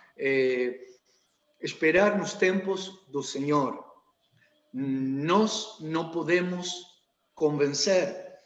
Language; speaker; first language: Portuguese; non-native, learner; Spanish